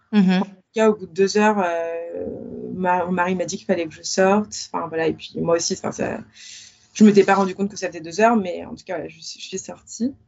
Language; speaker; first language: French; native; French